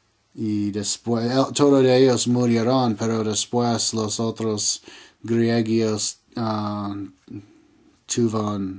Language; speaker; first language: Spanish; non-native, learner; English